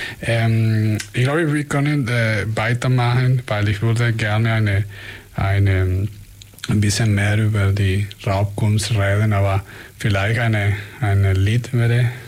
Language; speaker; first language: German; non-native, fluent; Spanish